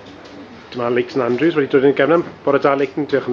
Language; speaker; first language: Welsh; native; Welsh